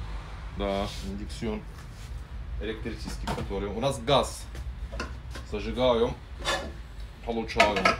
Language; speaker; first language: Russian; non-native, learner; Turkish